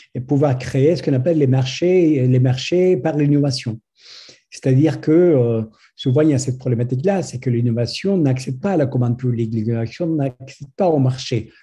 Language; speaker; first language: French; non-native, fluent; Spanish